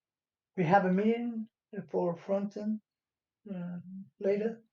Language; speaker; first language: English; non-native, fluent; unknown